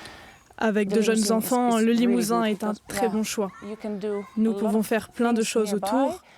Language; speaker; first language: French; non-native, fluent; Dutch